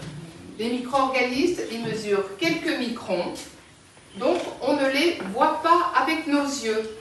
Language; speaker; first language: French; native; French